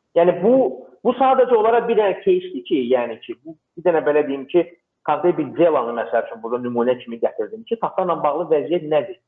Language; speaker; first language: Azerbaijani; non-native, local second language; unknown